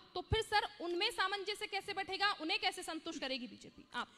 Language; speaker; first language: Hindi; native; Hindi